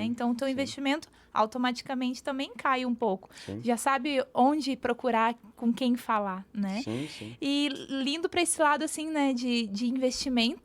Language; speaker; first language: Portuguese; native; Portuguese